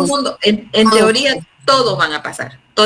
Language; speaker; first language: Spanish; native; Spanish